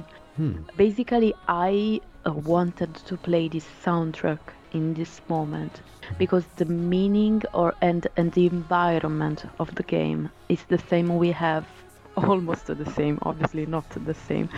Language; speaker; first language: English; non-native, fluent; Italian